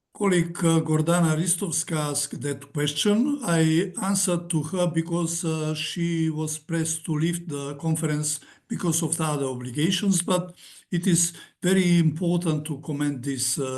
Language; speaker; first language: English; non-native, fluent; Macedonian